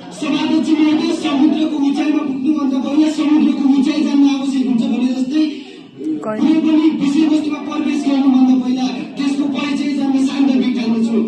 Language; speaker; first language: Nepali; native; Nepali